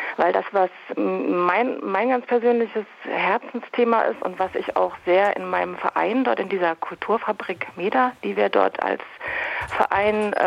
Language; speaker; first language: German; native; German